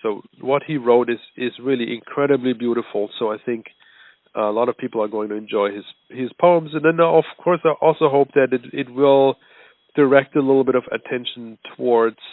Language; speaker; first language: English; non-native, fluent; German